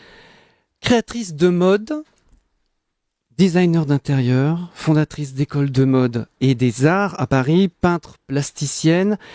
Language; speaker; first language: French; native; French